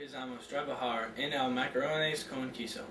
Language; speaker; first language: Spanish; non-native, learner; English